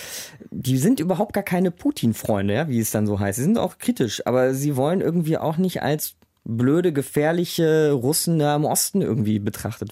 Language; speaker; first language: German; native; German